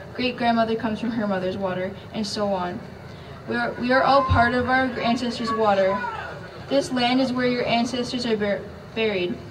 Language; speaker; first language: English; native; English